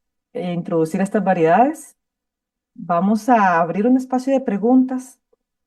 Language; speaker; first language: Spanish; native; Spanish